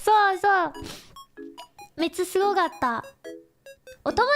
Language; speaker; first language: Japanese; non-native, learner; English